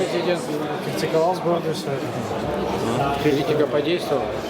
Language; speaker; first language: Russian; native; Russian